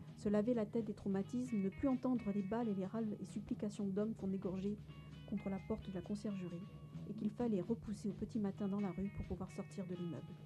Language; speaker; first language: French; native; French